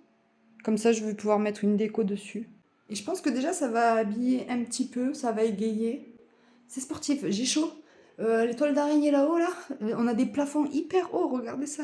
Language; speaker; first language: French; native; French